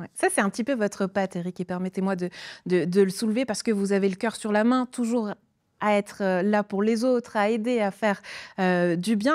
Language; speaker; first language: French; native; French